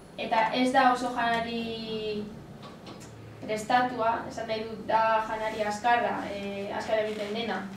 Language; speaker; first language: Basque; non-native, local second language; Spanish